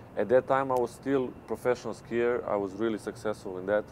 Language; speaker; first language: English; non-native, fluent; Serbian